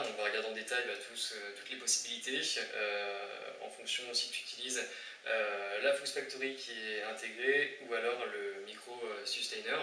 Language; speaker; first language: French; native; French